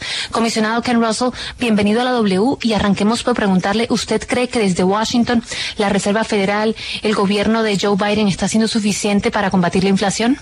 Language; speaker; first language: Spanish; native; Spanish